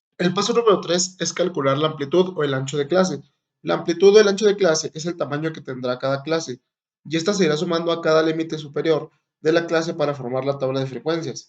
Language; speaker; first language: Spanish; native; Spanish